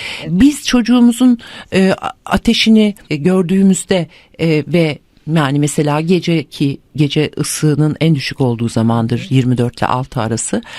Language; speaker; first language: Turkish; native; Turkish